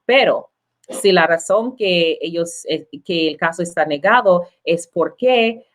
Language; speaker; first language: Spanish; non-native, learner; English